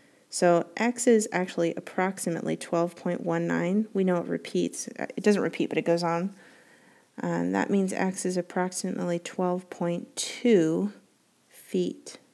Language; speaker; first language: English; native; English